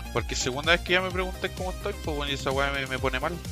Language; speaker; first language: Spanish; native; Spanish